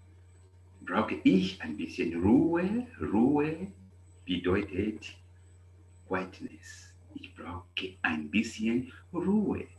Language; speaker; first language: German; non-native, fluent; English